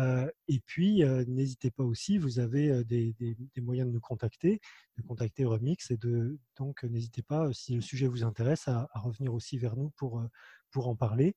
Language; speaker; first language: French; native; French